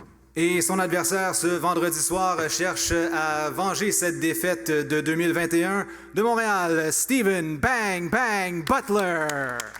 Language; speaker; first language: French; native; French